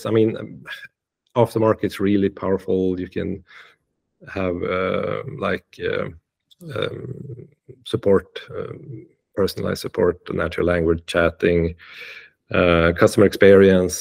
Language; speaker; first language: English; non-native, fluent; Swedish